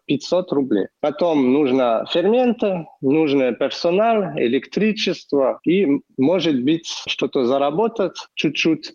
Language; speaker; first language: Russian; non-native, fluent; French